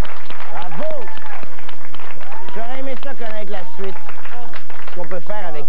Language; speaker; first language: French; native; French